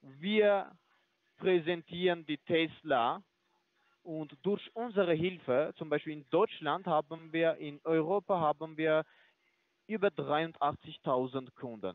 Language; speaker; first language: German; non-native, fluent; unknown